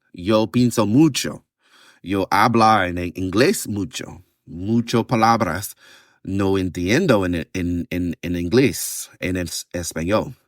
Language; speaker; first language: Spanish; non-native, learner; English